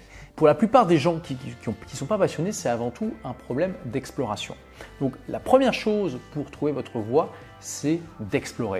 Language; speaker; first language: French; native; French